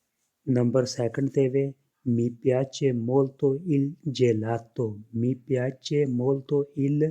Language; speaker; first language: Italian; non-native, fluent; Punjabi